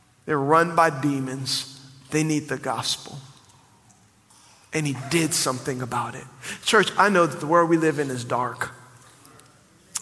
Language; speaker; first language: English; native; English